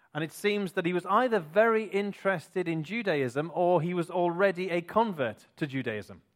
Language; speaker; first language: English; native; English